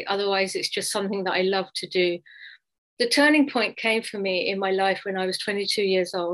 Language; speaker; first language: English; native; English